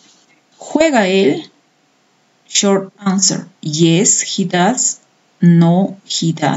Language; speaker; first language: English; non-native, fluent; Spanish